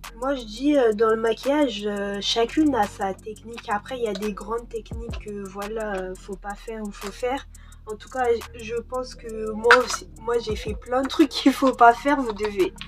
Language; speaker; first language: French; early bilingual, other home language; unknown